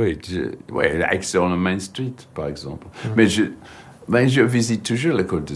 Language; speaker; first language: French; non-native, learner; English